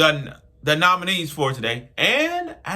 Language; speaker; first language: English; native; English